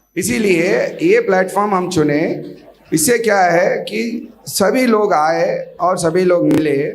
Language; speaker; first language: Hindi; non-native, local second language; Marathi